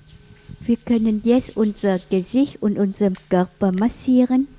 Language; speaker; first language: German; non-native, learner; Vietnamese